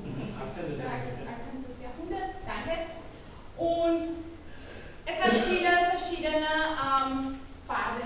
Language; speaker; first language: German; non-native, learner; Catalan